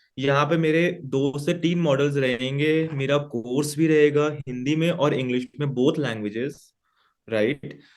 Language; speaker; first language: Hindi; native; Hindi